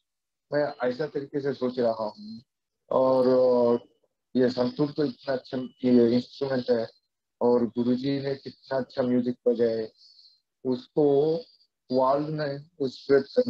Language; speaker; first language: Hindi; non-native, fluent; Japanese